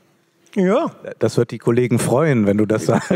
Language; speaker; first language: German; native; German